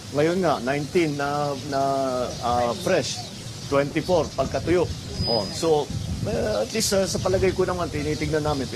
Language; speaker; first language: Filipino; native; Filipino